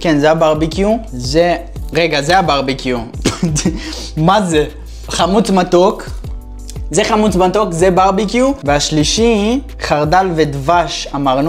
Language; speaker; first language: Hebrew; native; Hebrew